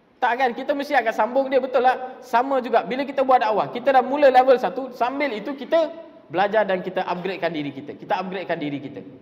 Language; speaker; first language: Malay; non-native, local second language; Tamil